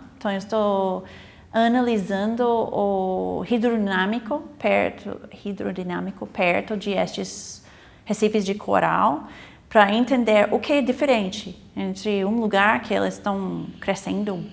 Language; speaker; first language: Portuguese; non-native, fluent; English